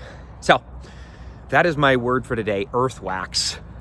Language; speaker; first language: English; native; English